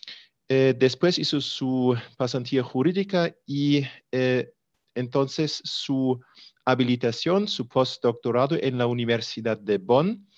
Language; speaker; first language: Spanish; non-native, fluent; German